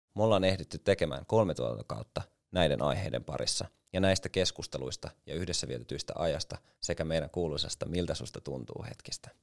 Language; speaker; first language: Finnish; native; Finnish